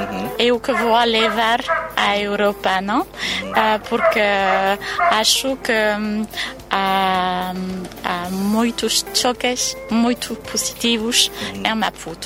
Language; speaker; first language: Portuguese; non-native, fluent; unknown